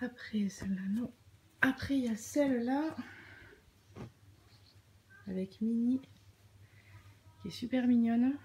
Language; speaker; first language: French; native; French